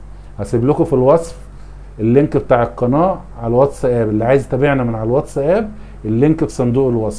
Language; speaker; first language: Arabic; native; Arabic